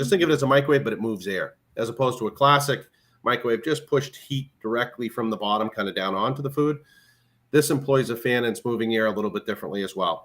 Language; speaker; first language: English; native; English